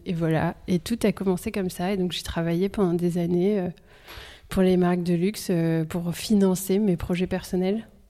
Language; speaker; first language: French; native; French